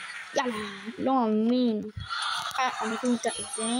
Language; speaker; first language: Hebrew; native; Hebrew